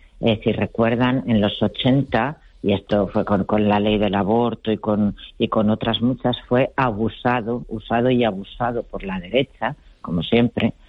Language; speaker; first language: Spanish; native; Spanish